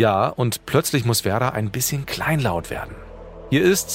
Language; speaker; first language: German; native; German